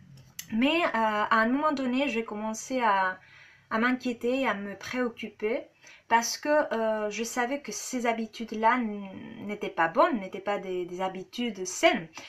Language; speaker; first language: French; non-native, fluent; Spanish